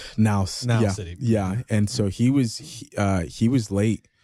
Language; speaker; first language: English; early bilingual, other home language; Greek